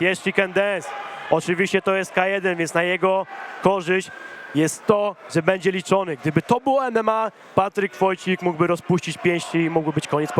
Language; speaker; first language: Polish; native; Polish